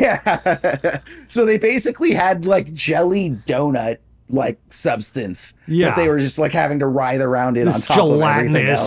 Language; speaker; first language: English; native; English